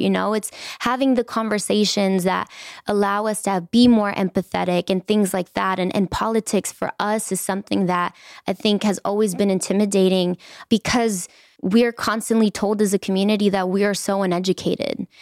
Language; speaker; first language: English; native; English